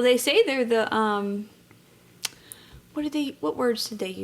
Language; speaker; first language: English; native; English